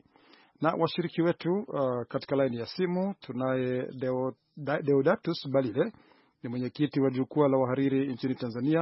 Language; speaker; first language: Swahili; non-native, local second language; Rundi